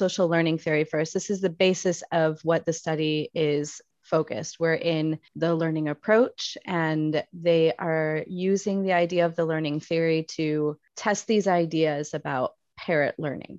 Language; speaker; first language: English; native; English